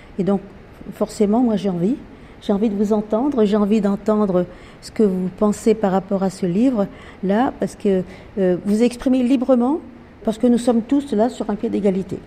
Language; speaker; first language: French; native; French